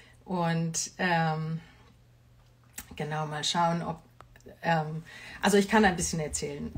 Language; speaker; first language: German; non-native, fluent; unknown